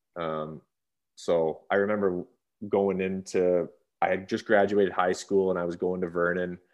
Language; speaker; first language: English; native; English